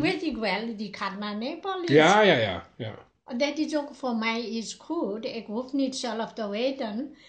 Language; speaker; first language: Dutch; non-native, learner; Nepali